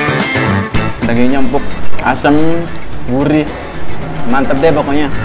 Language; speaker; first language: Indonesian; native; Indonesian